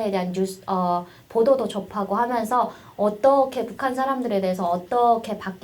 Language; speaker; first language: Korean; native; Korean